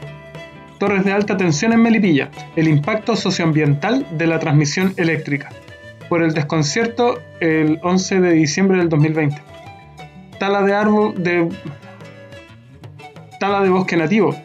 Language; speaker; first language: Spanish; native; Spanish